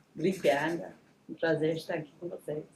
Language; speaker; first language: Portuguese; non-native, fluent; English